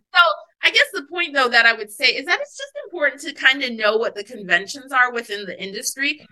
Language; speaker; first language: English; native; English